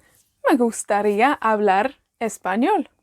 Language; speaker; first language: Spanish; non-native, fluent; Welsh